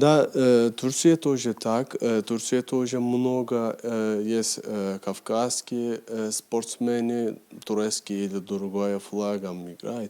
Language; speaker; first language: Russian; non-native, learner; Turkish